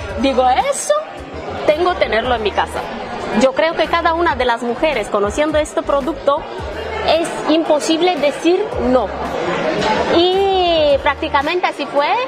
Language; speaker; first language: Spanish; non-native, fluent; Romanian